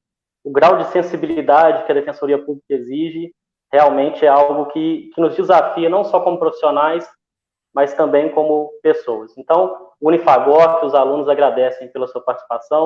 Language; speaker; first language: Portuguese; native; Portuguese